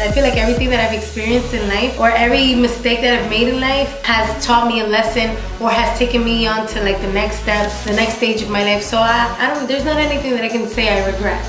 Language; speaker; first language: English; early bilingual, other home language; Spanish